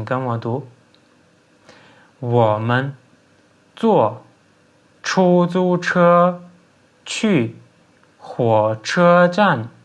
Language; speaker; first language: Chinese; non-native, fluent; Turkmen